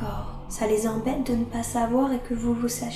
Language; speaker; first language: French; native; French